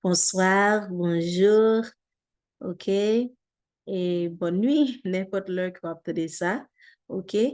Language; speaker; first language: French; non-native, learner; Haitian Creole